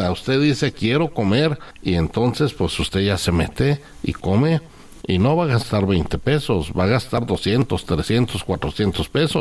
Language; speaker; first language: Spanish; native; Spanish